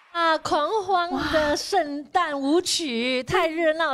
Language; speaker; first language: Chinese; native; Chinese